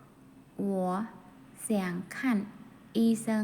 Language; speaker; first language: Chinese; non-native, fluent; Khmer